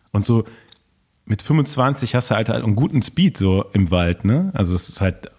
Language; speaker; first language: German; native; German